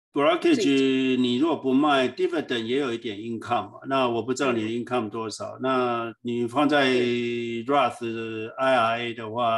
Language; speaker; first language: Chinese; native; Chinese